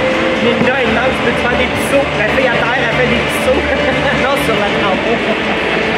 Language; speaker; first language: French; native; French